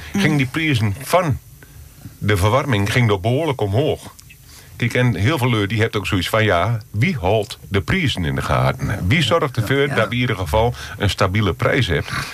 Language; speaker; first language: Dutch; native; Dutch